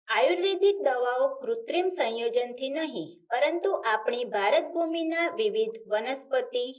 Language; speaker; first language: Gujarati; native; Gujarati